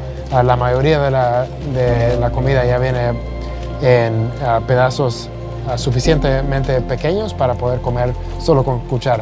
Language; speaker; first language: Spanish; early bilingual, heritage; Spanish